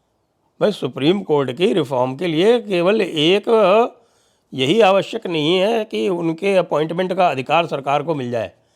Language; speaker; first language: Hindi; native; Hindi